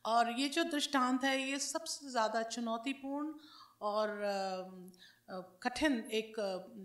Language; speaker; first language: Hindi; native; Hindi